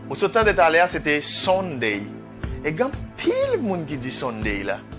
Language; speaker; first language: French; non-native, local second language; Haitian Creole